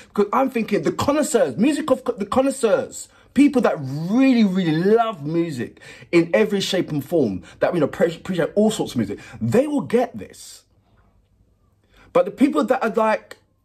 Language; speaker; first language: English; native; English